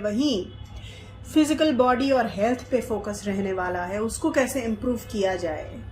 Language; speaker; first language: Hindi; native; Hindi